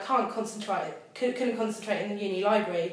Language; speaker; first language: English; native; English